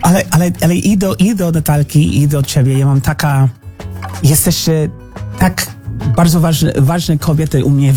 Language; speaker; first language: Polish; non-native, learner; English